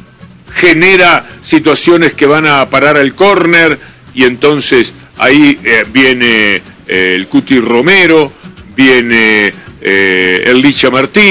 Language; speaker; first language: Spanish; native; Spanish